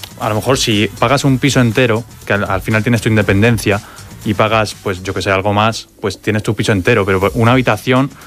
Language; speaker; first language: Spanish; native; Spanish